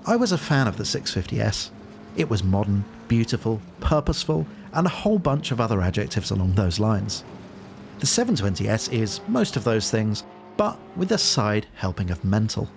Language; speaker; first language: English; native; English